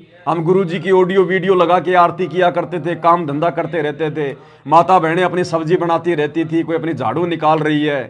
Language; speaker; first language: Hindi; native; Hindi